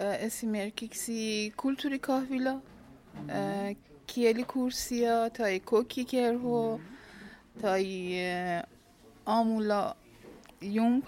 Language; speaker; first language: Finnish; non-native, learner; Persian